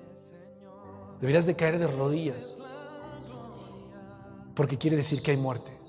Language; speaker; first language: Spanish; native; Spanish